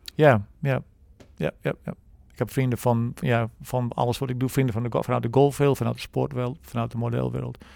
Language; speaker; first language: Dutch; non-native, fluent; English